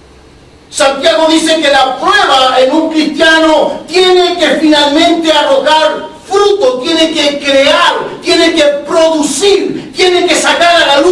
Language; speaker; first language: Spanish; native; Spanish